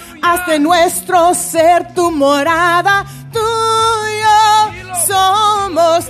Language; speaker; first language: Spanish; non-native, fluent; English